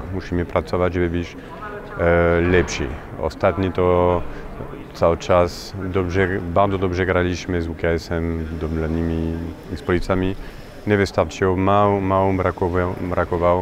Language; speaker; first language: Polish; non-native, fluent; French